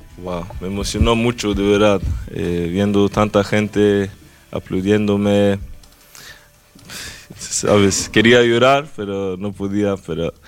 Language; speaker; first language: Spanish; non-native, fluent; Swedish